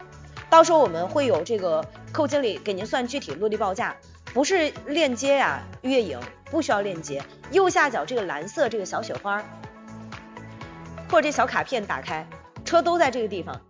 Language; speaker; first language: Chinese; native; Chinese